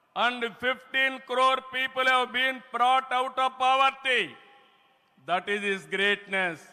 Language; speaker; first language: English; non-native, local second language; Telugu